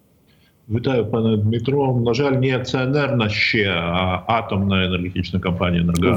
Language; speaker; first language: Ukrainian; native; Ukrainian